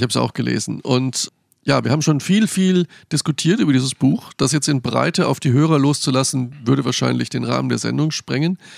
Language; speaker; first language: German; native; German